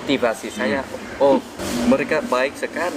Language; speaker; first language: Indonesian; non-native, fluent; Vietnamese